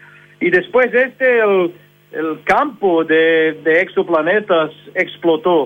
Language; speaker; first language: Spanish; non-native, fluent; English